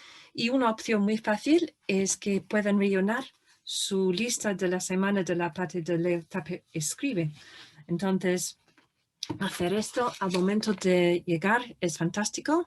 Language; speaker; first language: Spanish; non-native, fluent; English